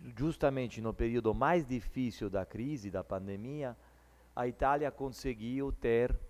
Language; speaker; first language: Portuguese; early bilingual, other home language; Italian